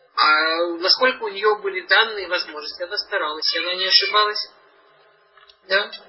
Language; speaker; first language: Russian; early bilingual, heritage; Russian